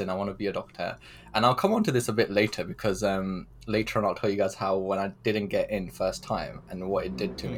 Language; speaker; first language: English; early bilingual, other home language; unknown